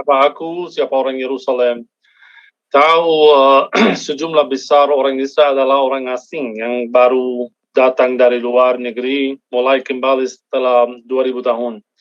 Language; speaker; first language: Indonesian; non-native, fluent; Arabic